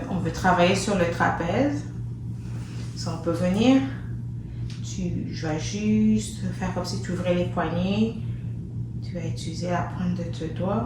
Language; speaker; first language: French; native; French